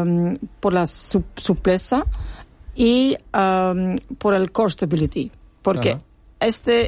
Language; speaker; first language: Spanish; non-native, learner; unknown